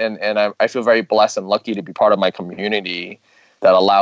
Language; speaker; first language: English; non-native, local second language; Cantonese